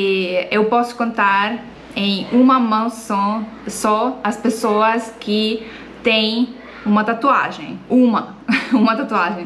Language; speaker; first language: Portuguese; non-native, fluent; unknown